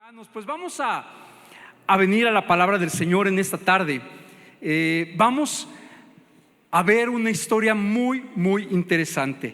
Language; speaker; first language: Spanish; native; Spanish